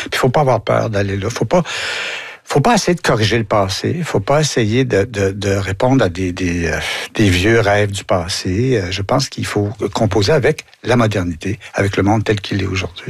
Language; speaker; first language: French; native; French